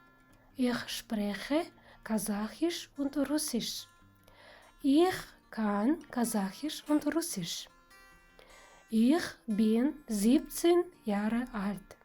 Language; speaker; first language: German; non-native, fluent; Kazakh